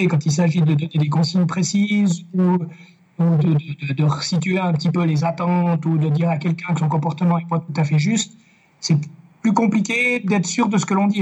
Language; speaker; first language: French; native; French